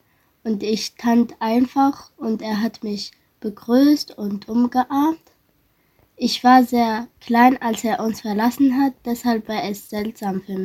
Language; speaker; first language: German; early bilingual, other home language; Arabic